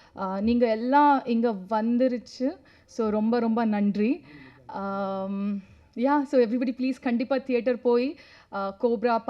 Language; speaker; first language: Tamil; non-native, learner; Kannada